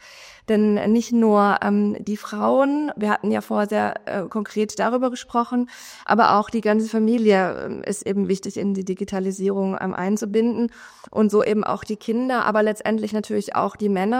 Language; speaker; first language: German; native; German